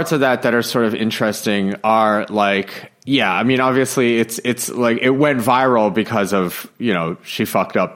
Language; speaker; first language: English; native; English